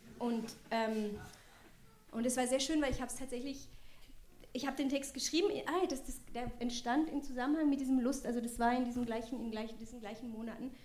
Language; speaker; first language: German; non-native, local second language; French